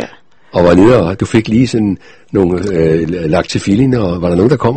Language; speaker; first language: Danish; native; Danish